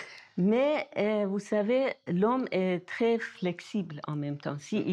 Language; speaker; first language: French; non-native, fluent; Persian